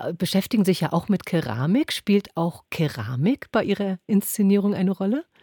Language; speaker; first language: German; native; German